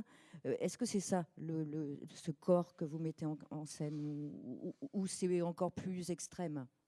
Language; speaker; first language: French; native; French